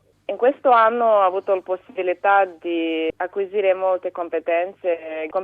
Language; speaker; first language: Italian; non-native, fluent; Romanian